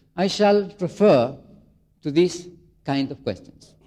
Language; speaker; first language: English; non-native, fluent; Spanish